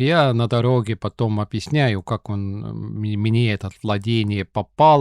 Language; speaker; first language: Russian; non-native, local second language; Estonian